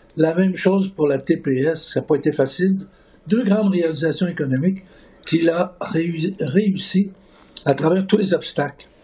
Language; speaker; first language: French; native; French